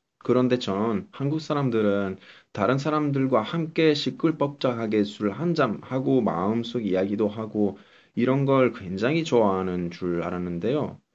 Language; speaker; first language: Korean; non-native, fluent; Italian